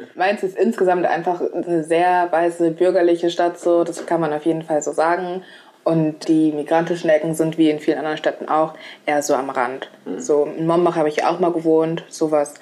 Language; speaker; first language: German; native; German